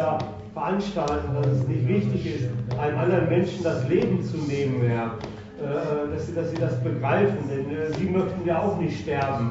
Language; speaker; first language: German; native; German